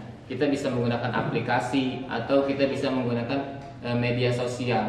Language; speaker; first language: Indonesian; native; Indonesian